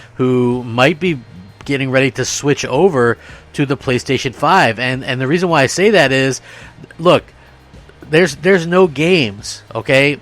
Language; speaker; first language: English; native; English